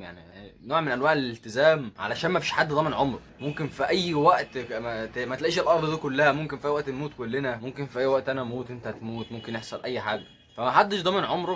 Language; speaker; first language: Arabic; native; Arabic